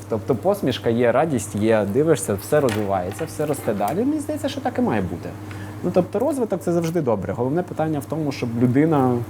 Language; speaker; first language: Ukrainian; non-native, local second language; Russian